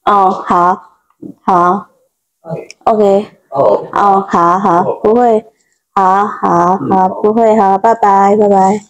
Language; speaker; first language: Chinese; non-native, learner; Indonesian